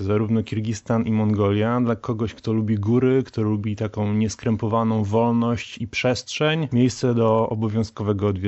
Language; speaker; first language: Polish; native; Polish